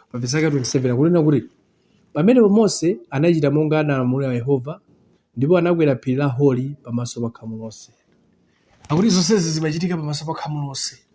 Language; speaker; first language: Nyanja; non-native, local second language; Tumbuka